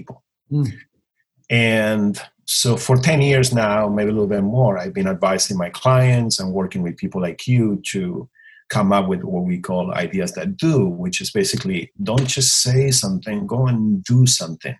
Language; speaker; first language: English; non-native, fluent; Spanish